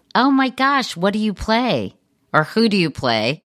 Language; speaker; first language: English; native; English